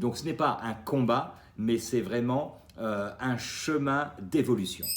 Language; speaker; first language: French; native; French